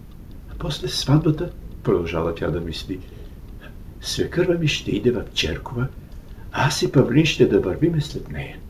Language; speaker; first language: Bulgarian; native; Bulgarian